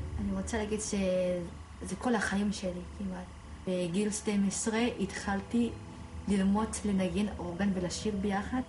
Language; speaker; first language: Hebrew; non-native, fluent; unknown